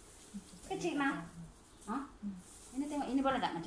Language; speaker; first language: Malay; non-native, learner; Indonesian